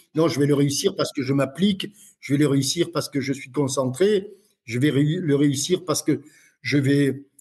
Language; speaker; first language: French; native; French